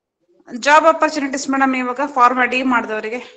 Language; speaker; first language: Kannada; native; Kannada